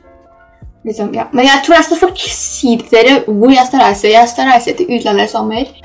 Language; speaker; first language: Norwegian; early bilingual, other home language; Polish